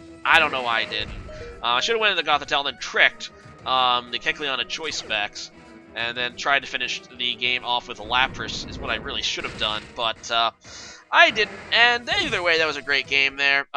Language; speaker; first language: English; native; English